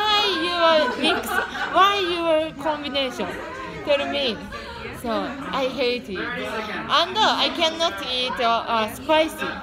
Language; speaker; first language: English; non-native, learner; Japanese